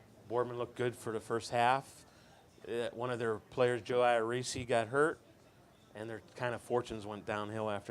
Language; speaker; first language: English; native; English